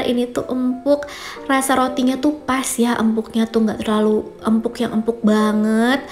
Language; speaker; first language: Indonesian; native; Indonesian